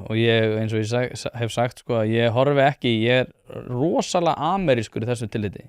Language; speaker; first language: Icelandic; native; Icelandic